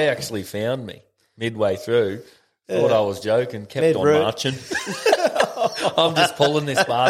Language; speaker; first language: English; native; English